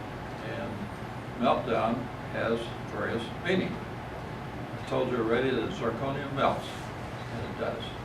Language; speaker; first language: English; native; English